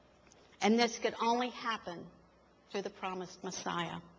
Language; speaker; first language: English; native; English